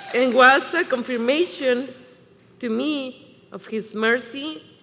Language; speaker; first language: English; non-native, fluent; Spanish